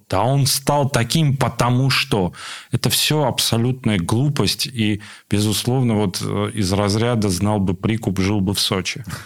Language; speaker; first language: Russian; non-native, local second language; Armenian